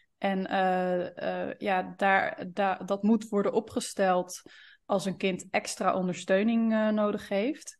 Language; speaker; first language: Dutch; native; Dutch